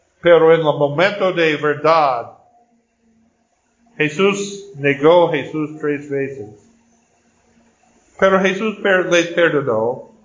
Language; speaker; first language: Spanish; non-native, fluent; Portuguese